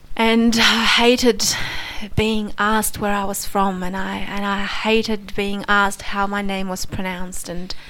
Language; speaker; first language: English; non-native, fluent; Polish